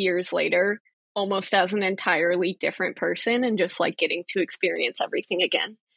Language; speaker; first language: English; native; English